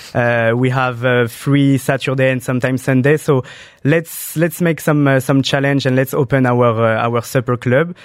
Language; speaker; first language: English; non-native, fluent; French